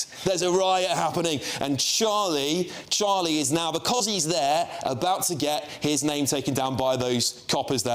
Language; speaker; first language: English; native; English